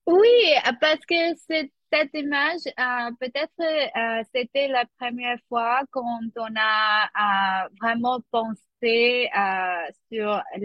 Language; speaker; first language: French; non-native, learner; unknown